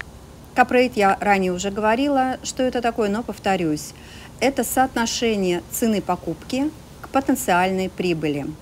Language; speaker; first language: Russian; native; Russian